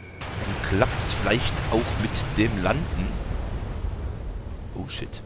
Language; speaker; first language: German; native; German